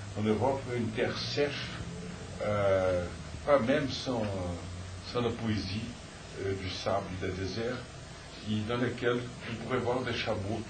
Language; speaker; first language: French; non-native, fluent; Portuguese